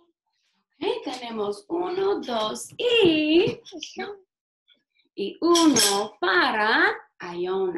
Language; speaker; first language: Spanish; non-native, fluent; English